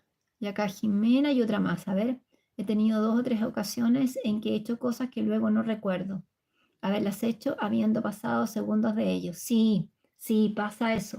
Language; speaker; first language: Spanish; native; Spanish